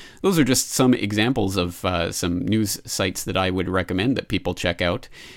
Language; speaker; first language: English; native; English